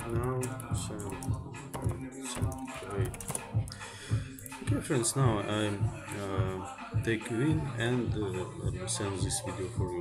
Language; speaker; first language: English; non-native, learner; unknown